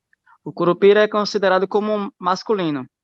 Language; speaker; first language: Portuguese; native; Portuguese